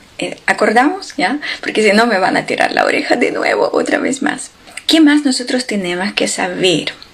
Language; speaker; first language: Spanish; non-native, fluent; Ukrainian